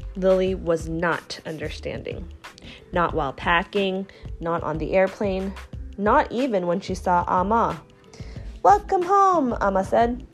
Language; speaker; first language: English; non-native, fluent; Chinese